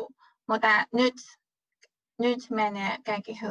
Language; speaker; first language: Finnish; non-native, learner; Chinese